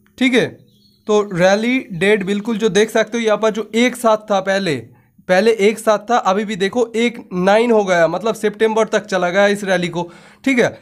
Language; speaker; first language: Hindi; non-native, local second language; Bangla